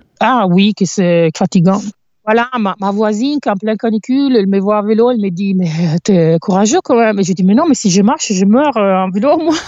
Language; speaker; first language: French; non-native, fluent; Italian